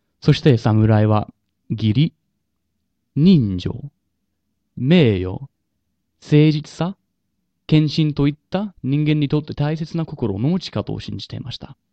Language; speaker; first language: Japanese; non-native, learner; English